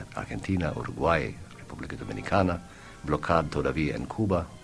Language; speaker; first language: Spanish; non-native, fluent; English